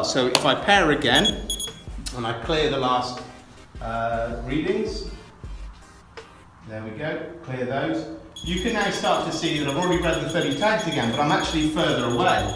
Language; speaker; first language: English; native; English